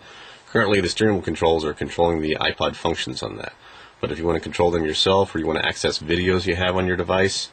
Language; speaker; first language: English; native; English